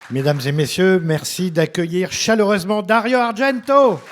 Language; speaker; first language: French; native; French